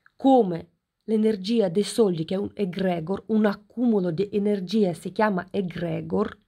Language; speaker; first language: Italian; non-native, fluent; Ukrainian